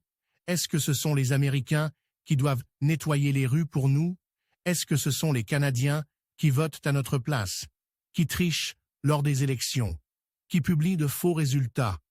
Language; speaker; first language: French; non-native, local second language; Haitian Creole